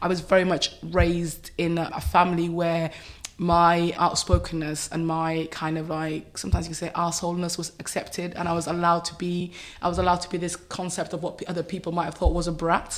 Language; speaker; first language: English; native; English